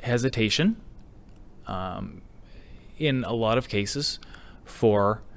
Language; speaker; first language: English; native; English